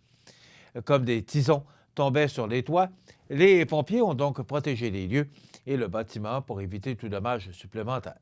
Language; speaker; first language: French; native; French